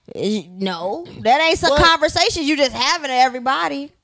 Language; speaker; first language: English; native; English